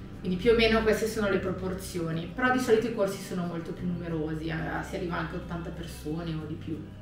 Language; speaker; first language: Italian; native; Italian